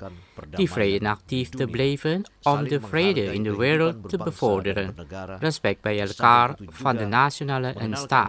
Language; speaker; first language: Dutch; non-native, learner; Indonesian